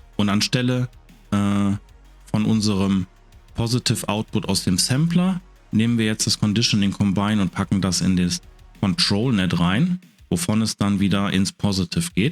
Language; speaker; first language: German; native; German